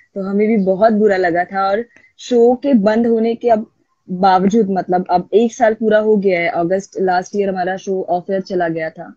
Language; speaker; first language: Hindi; non-native, local second language; Marathi